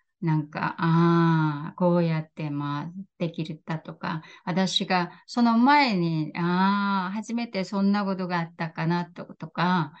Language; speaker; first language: Japanese; non-native, fluent; Korean